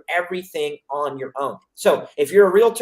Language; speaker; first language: English; native; English